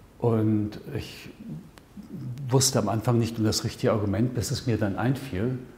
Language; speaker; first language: German; native; German